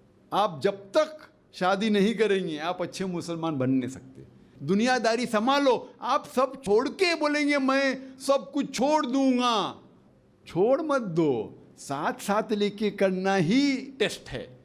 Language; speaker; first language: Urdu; non-native, fluent; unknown